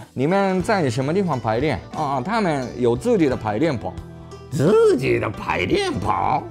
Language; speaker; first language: Chinese; non-native, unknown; Japanese